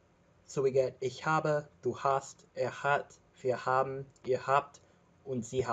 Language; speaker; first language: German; non-native, learner; English